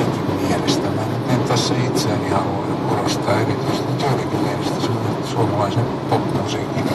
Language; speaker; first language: Finnish; native; Finnish